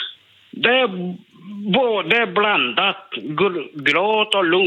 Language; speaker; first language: Swedish; non-native, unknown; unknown